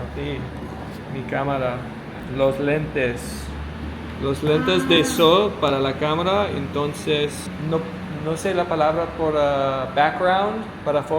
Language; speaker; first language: Spanish; non-native, learner; English